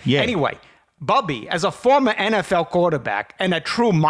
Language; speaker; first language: English; native; English